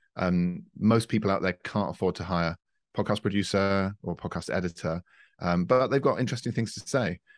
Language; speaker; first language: English; native; English